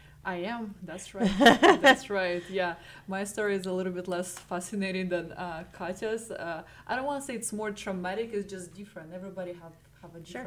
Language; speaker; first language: English; non-native, fluent; Ukrainian